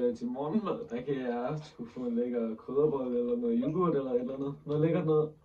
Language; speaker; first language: Danish; native; Danish